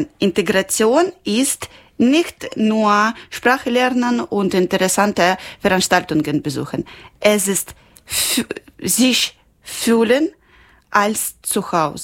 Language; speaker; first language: German; non-native, learner; Ukrainian